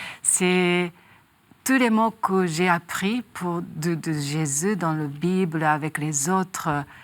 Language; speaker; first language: French; non-native, learner; Japanese